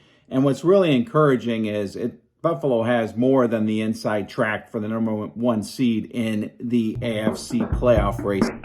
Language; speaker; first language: English; native; English